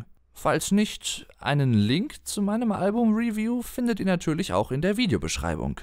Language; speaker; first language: German; native; German